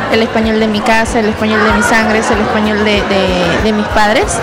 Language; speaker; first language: Spanish; early bilingual, heritage; Spanish